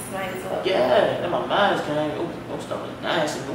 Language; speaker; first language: English; native; English